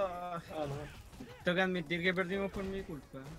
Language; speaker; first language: Spanish; native; Spanish